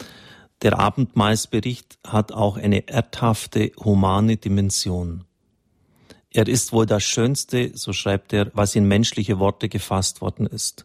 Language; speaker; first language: German; native; German